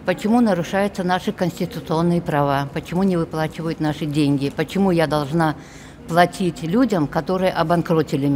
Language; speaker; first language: Russian; non-native, local second language; Tajik